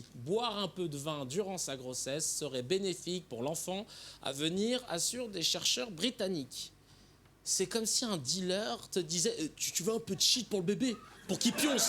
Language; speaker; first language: French; native; French